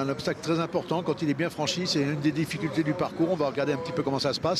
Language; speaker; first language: French; native; French